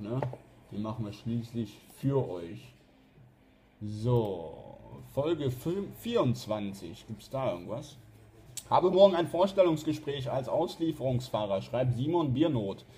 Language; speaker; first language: German; native; German